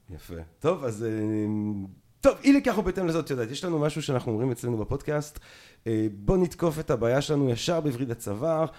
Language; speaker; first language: Hebrew; early bilingual, other home language; French